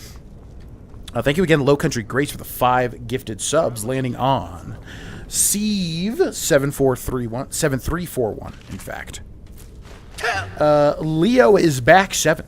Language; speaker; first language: English; native; English